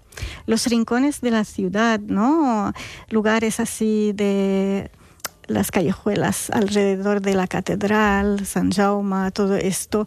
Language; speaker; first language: Spanish; non-native, fluent; Arabic